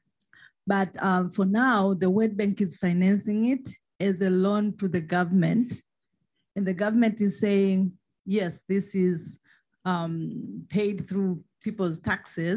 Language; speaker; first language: English; non-native, local second language; Swahili